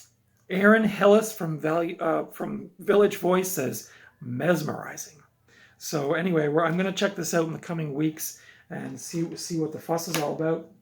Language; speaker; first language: English; native; English